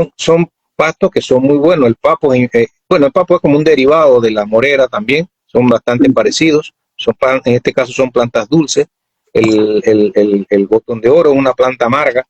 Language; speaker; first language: Spanish; native; Spanish